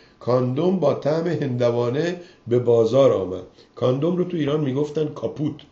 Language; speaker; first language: Persian; native; Persian